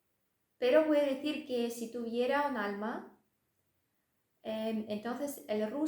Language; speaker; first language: Spanish; non-native, fluent; Russian